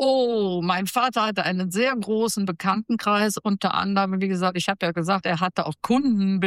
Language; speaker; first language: German; native; German